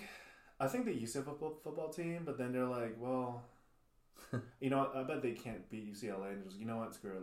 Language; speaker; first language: English; early bilingual, other home language; Chinese